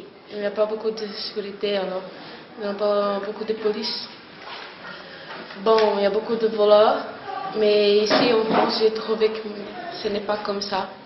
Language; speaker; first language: French; non-native, learner; Portuguese